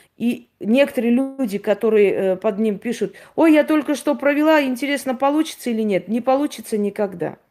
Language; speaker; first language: Russian; native; Russian